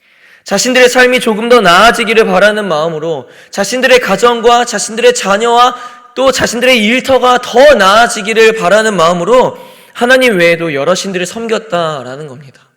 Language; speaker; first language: Korean; native; Korean